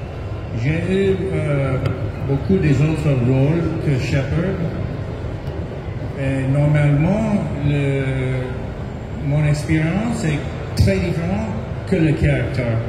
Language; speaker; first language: French; non-native, learner; English